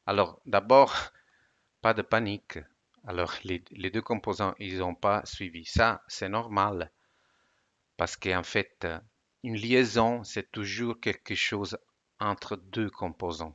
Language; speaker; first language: French; non-native, fluent; Italian